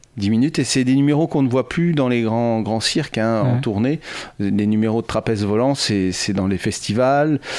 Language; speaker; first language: French; native; French